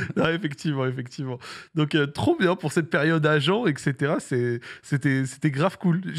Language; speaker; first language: French; early bilingual, other home language; Arabic